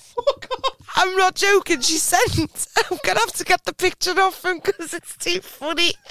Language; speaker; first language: English; native; English